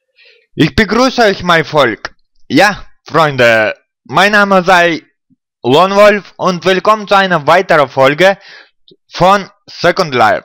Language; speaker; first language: German; non-native, fluent; Russian